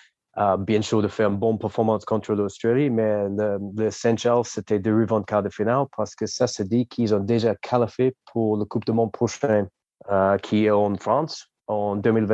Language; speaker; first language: French; non-native, fluent; English